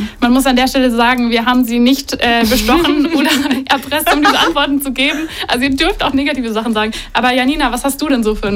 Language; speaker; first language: German; native; German